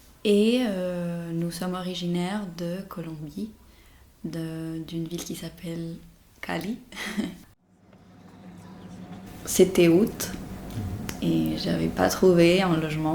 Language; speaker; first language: French; non-native, fluent; Spanish